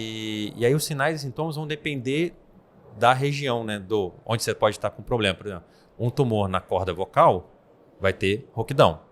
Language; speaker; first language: Portuguese; native; Portuguese